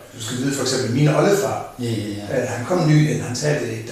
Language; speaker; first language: Danish; native; Danish